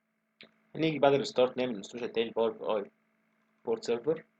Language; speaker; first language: Arabic; native; Arabic